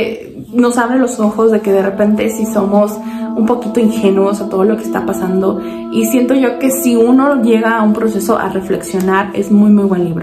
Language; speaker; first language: Spanish; native; Spanish